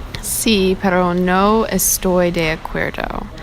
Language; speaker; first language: Spanish; non-native, learner; English